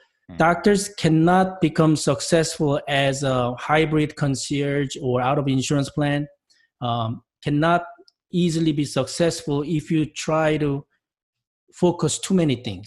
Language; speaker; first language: English; non-native, fluent; Korean